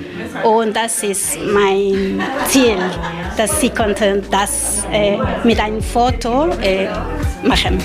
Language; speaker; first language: German; non-native, learner; Spanish